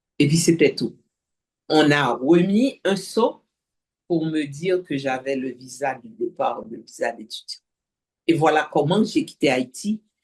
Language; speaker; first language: French; non-native, local second language; Haitian Creole